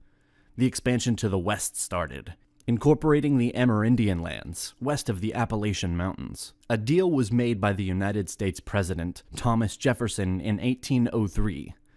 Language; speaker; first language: English; non-native, fluent; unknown